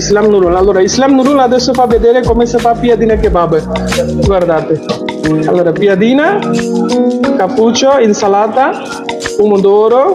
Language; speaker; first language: Italian; non-native, learner; Bangla